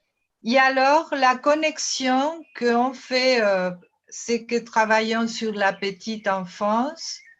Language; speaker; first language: French; non-native, fluent; Portuguese